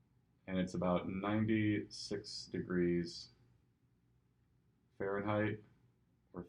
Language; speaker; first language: English; native; English